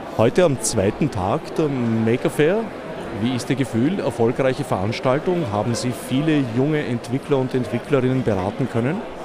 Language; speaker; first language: German; native; German